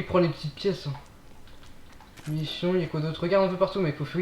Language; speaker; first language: French; native; French